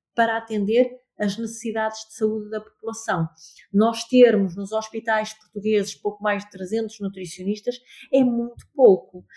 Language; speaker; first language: Portuguese; native; Portuguese